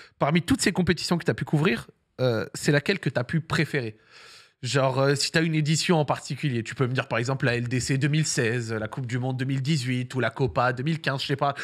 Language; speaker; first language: French; early bilingual, other home language; Arabic